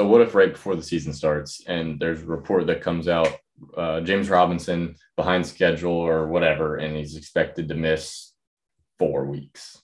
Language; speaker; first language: English; native; English